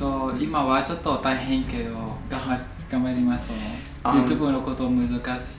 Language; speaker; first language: Japanese; non-native, learner; Vietnamese